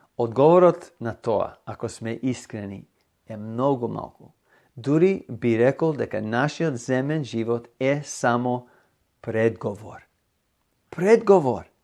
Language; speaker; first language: Macedonian; non-native, fluent; English